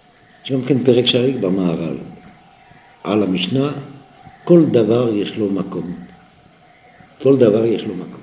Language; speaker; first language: Hebrew; non-native, fluent; French